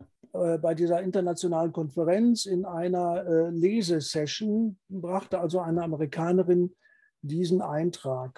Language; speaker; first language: German; native; German